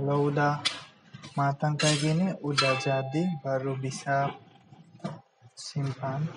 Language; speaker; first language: Indonesian; non-native, fluent; Bangla